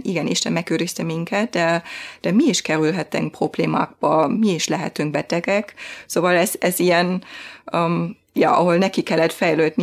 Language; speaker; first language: Hungarian; non-native, fluent; German